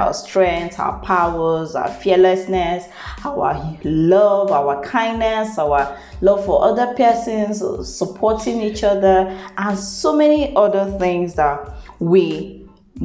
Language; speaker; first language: English; non-native, local second language; Igbo